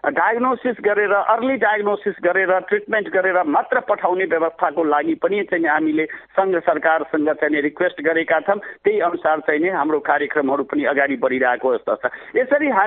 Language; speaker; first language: Nepali; non-native, local second language; Maithili